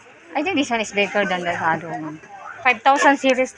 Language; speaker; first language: English; non-native, local second language; Filipino